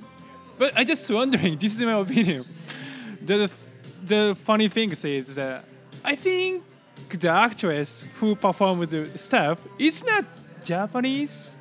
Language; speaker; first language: English; non-native, learner; Japanese